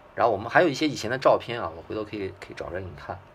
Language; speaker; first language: Chinese; native; Chinese